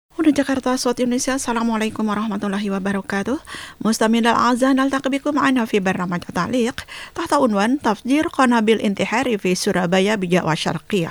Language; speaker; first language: Arabic; non-native, fluent; Indonesian